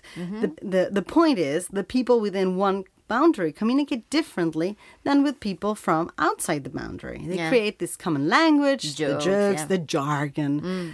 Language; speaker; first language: English; non-native, fluent; Spanish